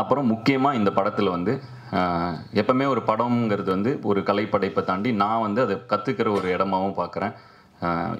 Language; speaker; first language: Tamil; native; Tamil